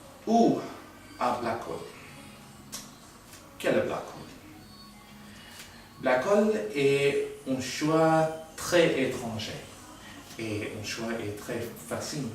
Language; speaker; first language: French; non-native, learner; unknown